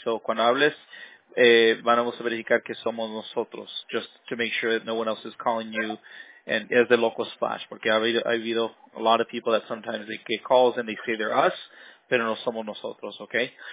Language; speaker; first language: English; early bilingual, other home language; Spanish